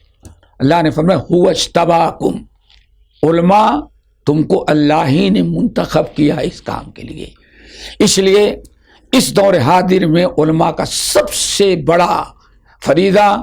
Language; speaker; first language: Urdu; native; Urdu